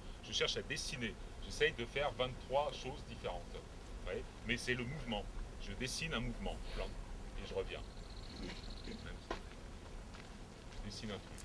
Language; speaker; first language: French; native; French